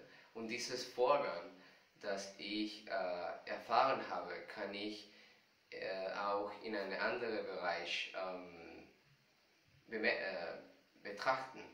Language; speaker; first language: German; non-native, fluent; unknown